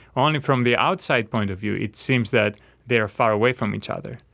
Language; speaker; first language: English; non-native, fluent; Greek